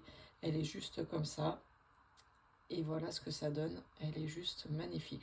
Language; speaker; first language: French; native; French